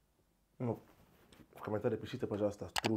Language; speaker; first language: Russian; non-native, learner; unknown